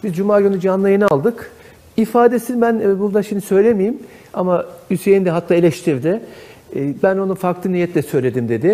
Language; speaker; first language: Turkish; native; Turkish